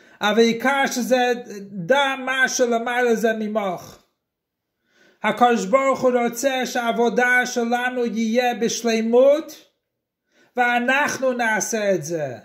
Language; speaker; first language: Hebrew; non-native, fluent; English